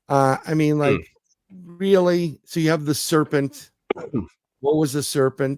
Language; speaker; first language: English; native; English